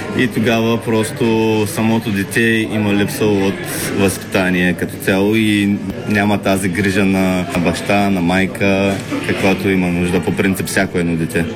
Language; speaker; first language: Bulgarian; native; Bulgarian